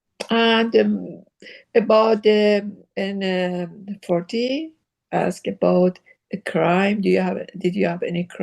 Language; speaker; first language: English; non-native, learner; Persian